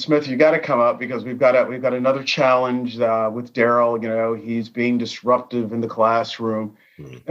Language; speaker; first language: English; native; English